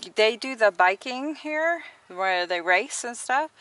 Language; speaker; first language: English; native; English